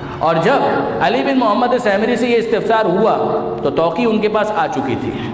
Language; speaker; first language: Urdu; non-native, local second language; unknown